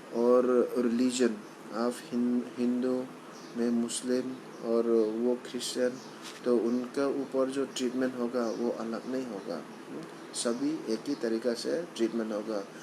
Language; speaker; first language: Hindi; non-native, local second language; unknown